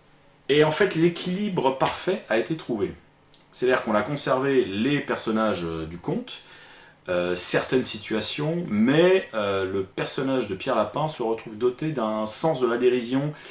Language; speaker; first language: French; native; French